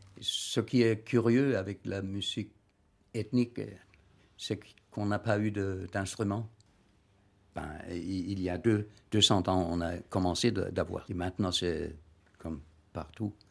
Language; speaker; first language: French; non-native, learner; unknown